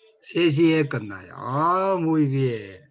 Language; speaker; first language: Spanish; non-native, learner; Korean